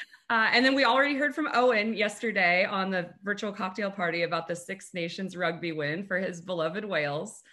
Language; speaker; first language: English; native; English